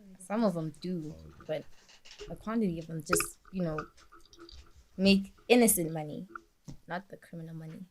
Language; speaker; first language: English; non-native, local second language; Swati